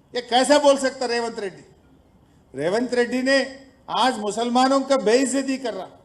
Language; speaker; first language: Hindi; non-native, local second language; Telugu